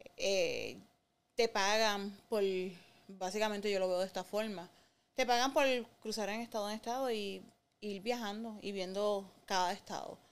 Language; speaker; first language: Spanish; native; Spanish